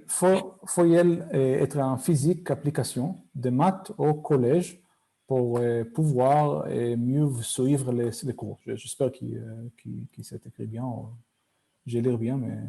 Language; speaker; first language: French; non-native, fluent; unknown